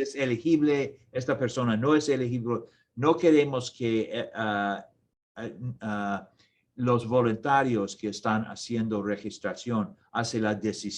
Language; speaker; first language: Spanish; non-native, learner; English